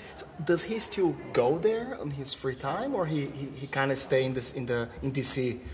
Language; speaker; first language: English; non-native, fluent; Portuguese